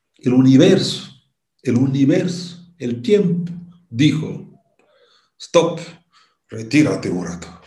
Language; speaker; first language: Spanish; non-native, fluent; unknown